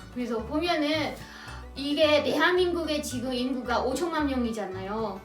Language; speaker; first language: Korean; non-native, fluent; Burmese